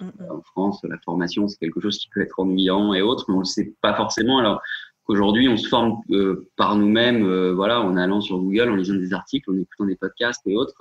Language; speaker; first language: French; native; French